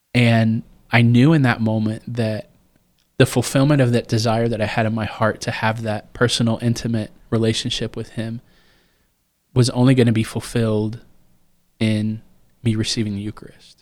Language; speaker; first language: English; native; English